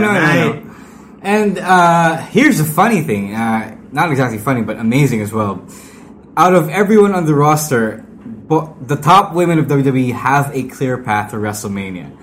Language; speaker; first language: English; non-native, local second language; Filipino